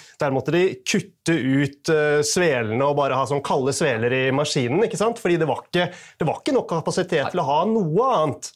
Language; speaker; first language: Norwegian; native; Norwegian